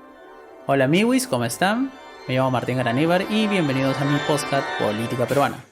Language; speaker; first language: Spanish; native; Spanish